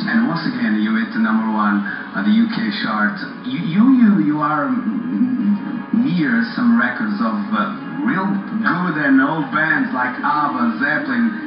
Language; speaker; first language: English; non-native, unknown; Portuguese